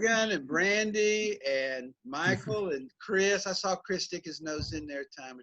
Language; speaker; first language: English; native; English